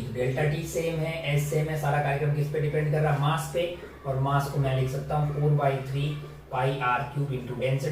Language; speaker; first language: Hindi; native; Hindi